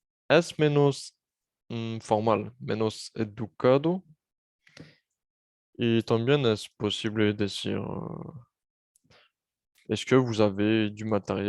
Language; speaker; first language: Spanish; non-native, learner; French